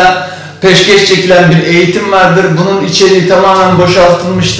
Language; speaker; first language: Turkish; native; Turkish